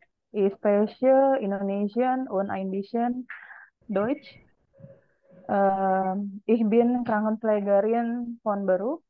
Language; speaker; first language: German; non-native, learner; Indonesian